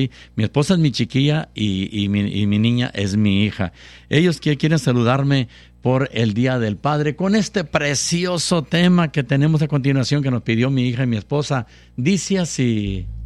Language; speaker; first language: Spanish; native; Spanish